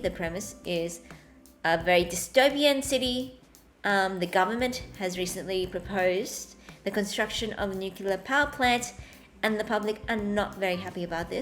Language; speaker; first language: English; native; English